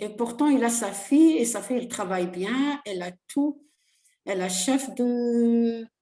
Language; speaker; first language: French; non-native, learner; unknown